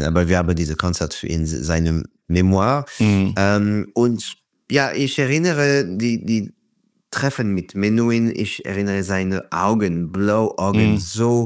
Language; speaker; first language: German; non-native, fluent; French